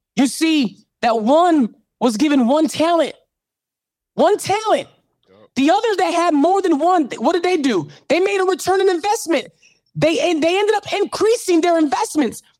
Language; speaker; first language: English; native; English